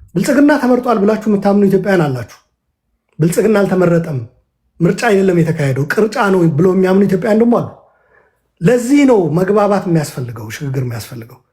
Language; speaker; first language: Amharic; non-native, local second language; Tigrinya